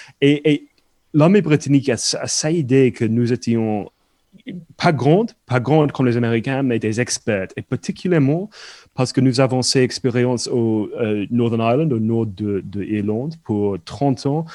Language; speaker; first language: French; non-native, fluent; English